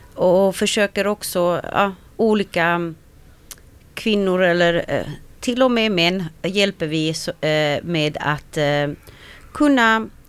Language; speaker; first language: Swedish; early bilingual, other home language; Romany